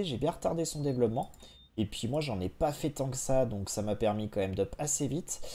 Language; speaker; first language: French; native; French